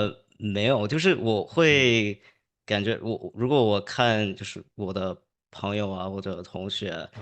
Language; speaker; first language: Chinese; early bilingual, heritage; English